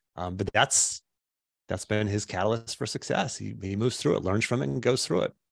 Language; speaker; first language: English; native; English